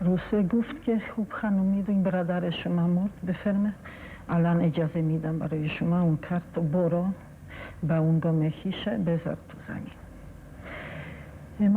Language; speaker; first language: Persian; non-native, fluent; Polish